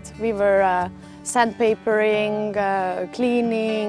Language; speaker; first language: English; non-native, learner; Estonian